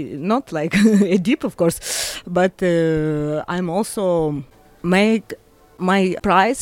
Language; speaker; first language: English; non-native, learner; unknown